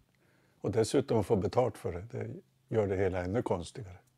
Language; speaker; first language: Swedish; native; Swedish